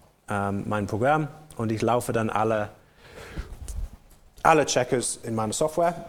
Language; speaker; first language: German; non-native, fluent; English